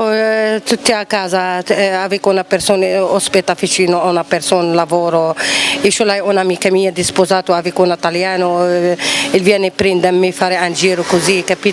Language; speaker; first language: Italian; non-native, learner; Arabic